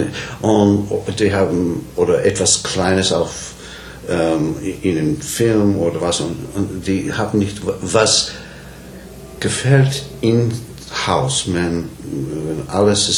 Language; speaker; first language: German; non-native, learner; English